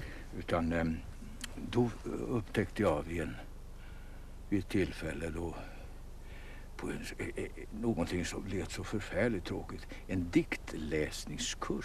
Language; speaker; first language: Swedish; native; Swedish